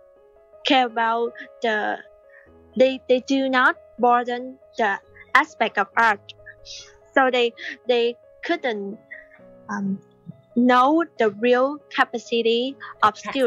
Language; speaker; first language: English; non-native, learner; Vietnamese